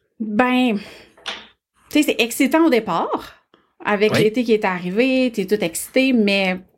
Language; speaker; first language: French; native; French